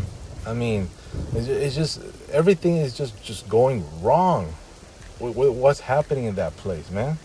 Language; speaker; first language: English; native; English